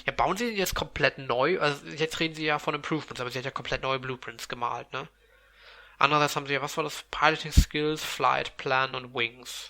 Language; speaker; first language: German; native; German